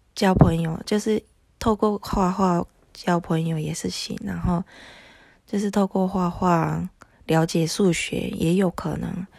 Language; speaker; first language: Chinese; non-native, fluent; Japanese